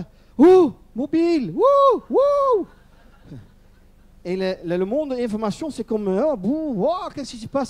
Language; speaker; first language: French; non-native, learner; Dutch